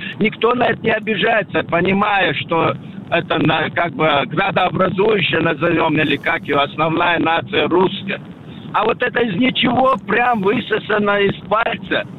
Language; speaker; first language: Russian; non-native, local second language; Chechen